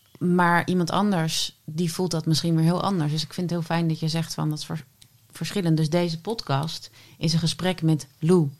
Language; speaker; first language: Dutch; native; Dutch